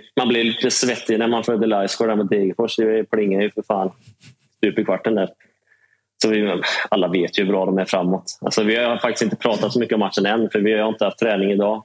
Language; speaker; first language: Swedish; native; Swedish